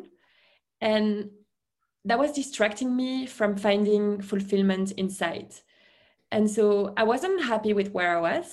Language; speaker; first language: English; non-native, fluent; French